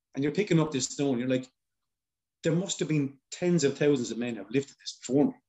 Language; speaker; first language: English; native; English